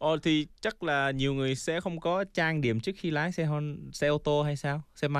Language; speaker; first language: Vietnamese; non-native, fluent; Korean